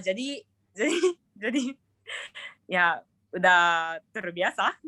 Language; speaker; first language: Indonesian; non-native, learner; Japanese